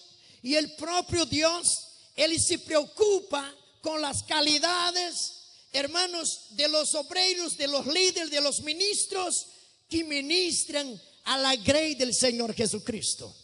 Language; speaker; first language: Spanish; non-native, fluent; Portuguese